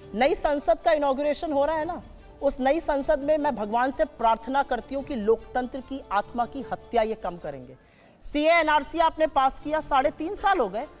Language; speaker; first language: Hindi; native; Hindi